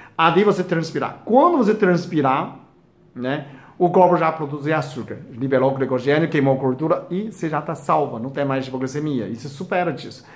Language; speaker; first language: Portuguese; non-native, fluent; Chinese